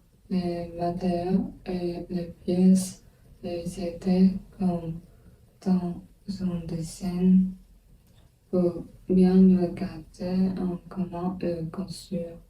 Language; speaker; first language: French; non-native, learner; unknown